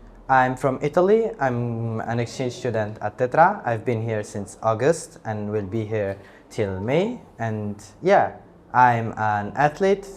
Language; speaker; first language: English; non-native, fluent; Italian